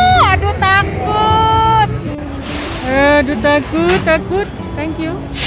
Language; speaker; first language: English; non-native, learner; Indonesian